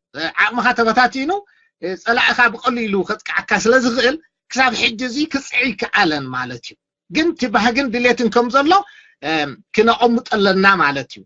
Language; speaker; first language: Tigrinya; native; Tigrinya